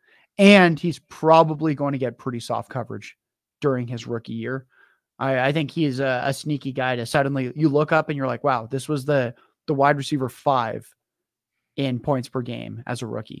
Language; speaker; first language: English; native; English